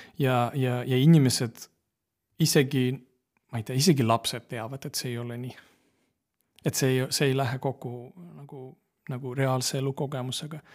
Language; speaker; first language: Estonian; non-native, local second language; Russian